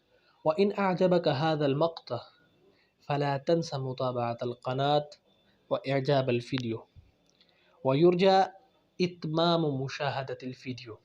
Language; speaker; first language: Arabic; non-native, fluent; Urdu